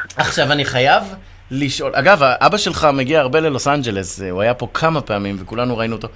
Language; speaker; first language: Hebrew; native; Hebrew